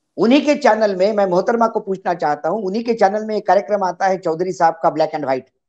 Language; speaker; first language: Hindi; native; Hindi